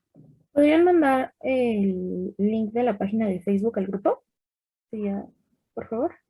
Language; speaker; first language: Spanish; native; Spanish